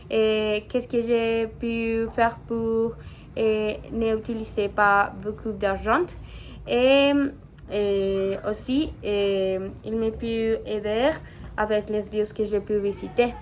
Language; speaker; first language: French; non-native, learner; Spanish